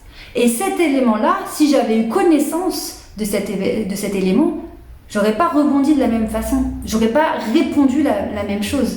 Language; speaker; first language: French; native; French